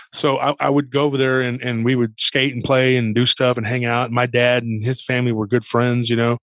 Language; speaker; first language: English; native; English